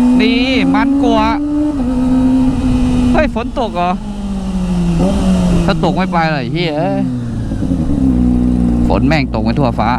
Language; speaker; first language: Thai; native; Thai